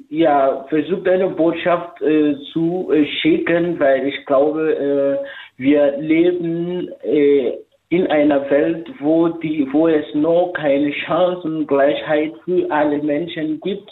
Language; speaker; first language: German; non-native, fluent; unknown